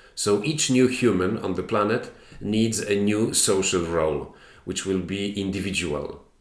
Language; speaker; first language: English; non-native, fluent; Polish